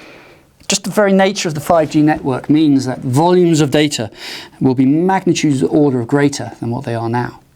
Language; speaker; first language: English; native; English